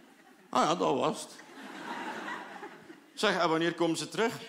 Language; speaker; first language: Dutch; native; Dutch